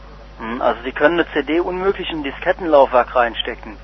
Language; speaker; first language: German; native; German